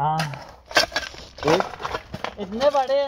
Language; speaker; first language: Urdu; non-native, local second language; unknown